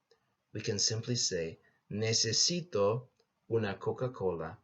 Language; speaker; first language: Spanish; non-native, fluent; English